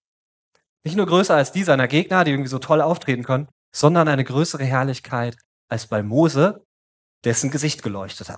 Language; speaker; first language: German; native; German